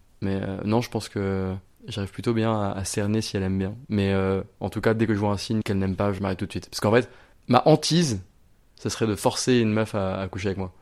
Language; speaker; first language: French; native; French